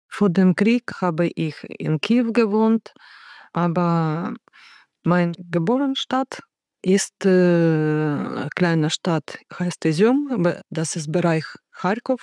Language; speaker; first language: German; non-native, learner; Ukrainian